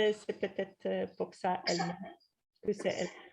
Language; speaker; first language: French; non-native, fluent; Polish